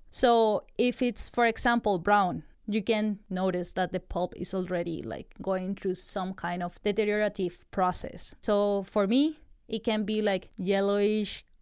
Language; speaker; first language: English; non-native, fluent; Spanish